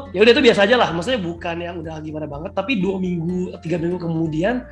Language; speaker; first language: Indonesian; native; Indonesian